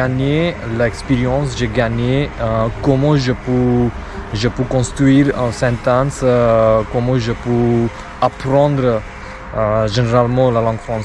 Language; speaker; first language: French; non-native, learner; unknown